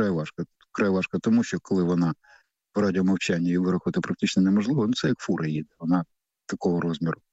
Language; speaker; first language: Ukrainian; native; Ukrainian